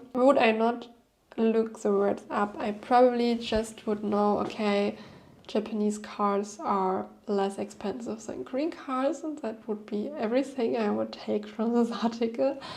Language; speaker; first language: English; non-native, fluent; German